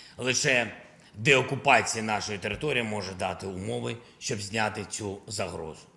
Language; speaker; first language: Ukrainian; non-native, local second language; Russian